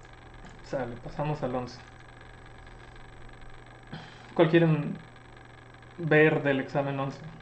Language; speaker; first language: Spanish; native; Spanish